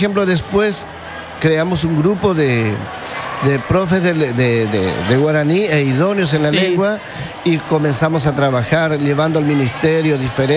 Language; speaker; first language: Spanish; non-native, local second language; Guarani